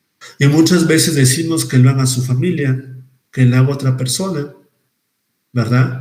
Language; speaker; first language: Spanish; native; Spanish